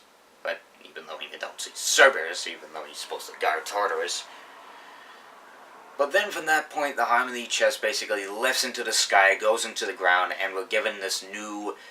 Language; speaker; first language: English; native; English